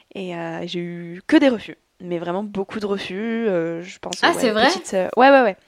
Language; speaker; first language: French; native; French